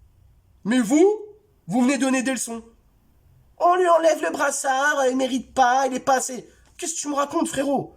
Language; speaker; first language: French; native; French